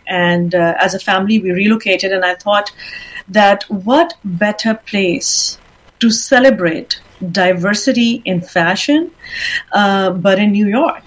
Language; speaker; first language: English; non-native, local second language; Urdu